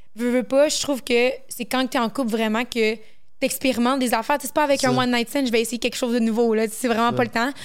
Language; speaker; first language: French; native; French